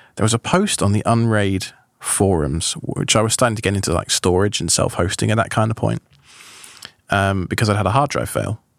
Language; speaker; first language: English; native; English